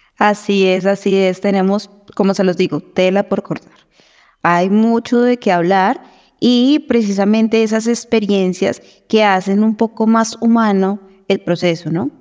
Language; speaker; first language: Spanish; native; Spanish